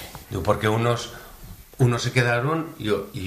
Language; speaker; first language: Spanish; non-native, learner; Vietnamese